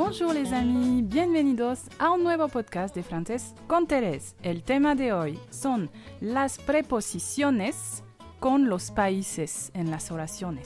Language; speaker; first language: Spanish; non-native, fluent; French